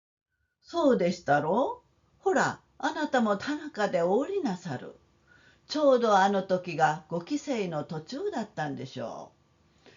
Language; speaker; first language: Japanese; non-native, fluent; Korean